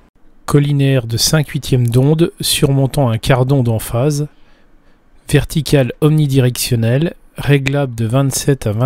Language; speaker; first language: French; native; French